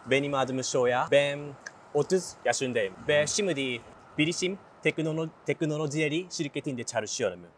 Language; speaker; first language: Turkish; non-native, learner; Japanese